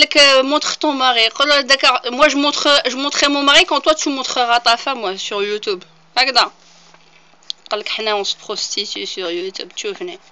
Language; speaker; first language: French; early bilingual, other home language; Arabic